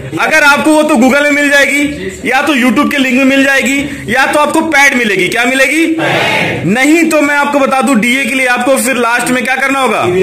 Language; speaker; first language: Hindi; native; Hindi